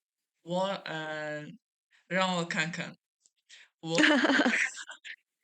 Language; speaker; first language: Chinese; non-native, learner; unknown